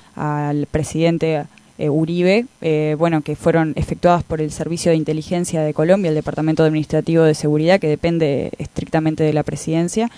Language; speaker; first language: Spanish; native; Spanish